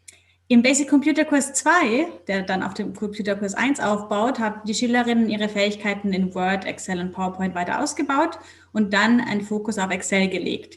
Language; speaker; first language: German; native; German